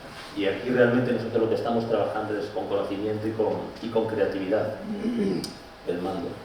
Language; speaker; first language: Spanish; native; Spanish